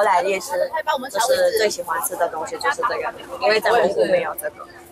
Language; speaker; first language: Chinese; non-native, fluent; Mongolian